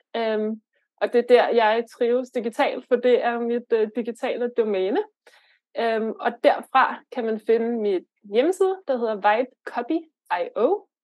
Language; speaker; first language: Danish; early bilingual, other home language; Lithuanian